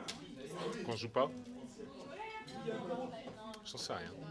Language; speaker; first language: French; native; French